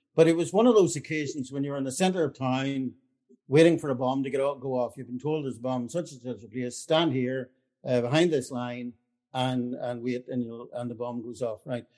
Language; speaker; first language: English; native; English